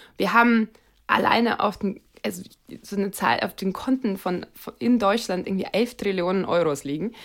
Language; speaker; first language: German; non-native, fluent; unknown